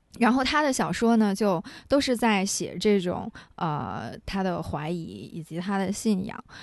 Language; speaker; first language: Chinese; native; Chinese